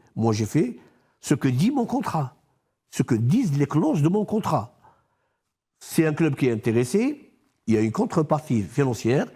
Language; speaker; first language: French; non-native, local second language; Arabic